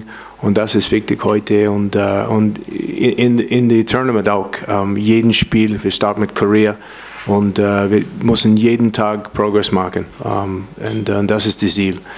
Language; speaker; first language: German; non-native, learner; English